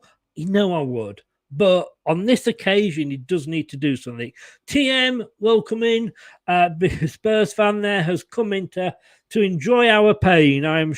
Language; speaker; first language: English; native; English